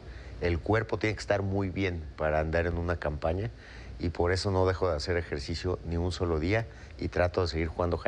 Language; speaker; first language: Spanish; native; Spanish